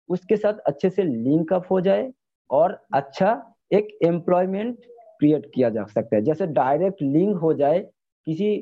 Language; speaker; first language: Hindi; non-native, local second language; Bangla